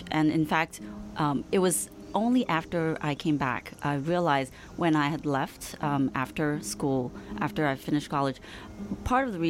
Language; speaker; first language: English; non-native, local second language; Cantonese